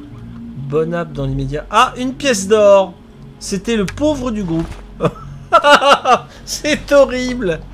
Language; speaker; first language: French; native; French